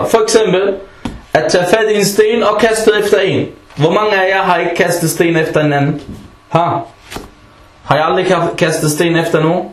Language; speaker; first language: Danish; non-native, fluent; Arabic